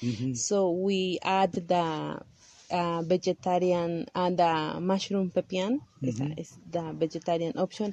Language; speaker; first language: English; non-native, learner; Kaqchikel